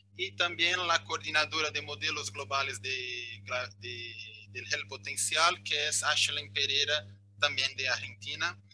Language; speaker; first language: Spanish; non-native, fluent; Portuguese